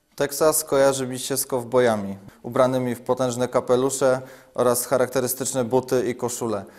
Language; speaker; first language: Polish; native; Polish